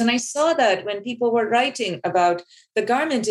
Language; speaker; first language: English; non-native, local second language; Bangla